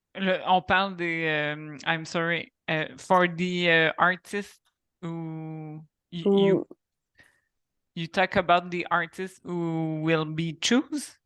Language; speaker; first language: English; non-native, local second language; French